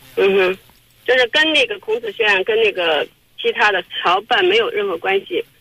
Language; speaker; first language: Chinese; native; Chinese